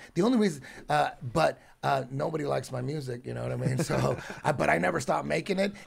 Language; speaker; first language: English; native; English